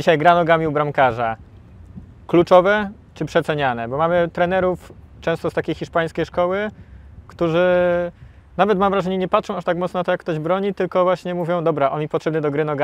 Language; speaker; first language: Polish; native; Polish